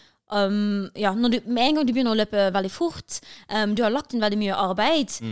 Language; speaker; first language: Norwegian; native; Norwegian